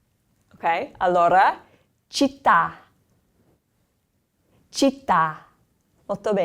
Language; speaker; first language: Italian; non-native, fluent; English